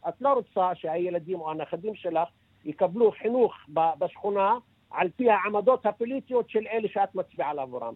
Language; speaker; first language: Hebrew; non-native, local second language; Arabic